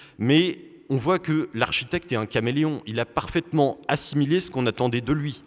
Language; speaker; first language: French; native; French